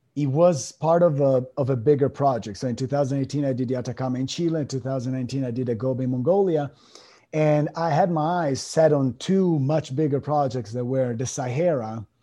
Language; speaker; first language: English; non-native, fluent; Italian